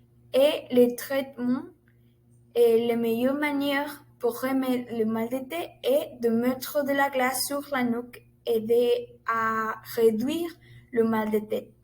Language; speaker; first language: French; non-native, learner; Spanish